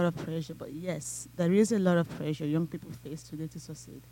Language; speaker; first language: English; non-native, local second language; Igbo